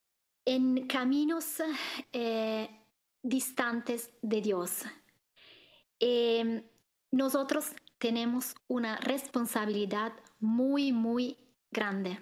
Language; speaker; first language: Spanish; non-native, fluent; Italian